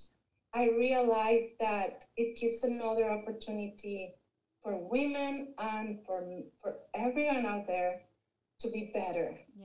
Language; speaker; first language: English; non-native, fluent; Spanish